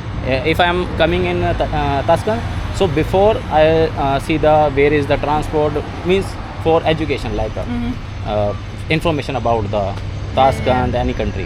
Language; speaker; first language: English; non-native, learner; Hindi